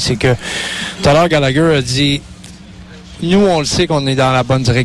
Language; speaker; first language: French; native; French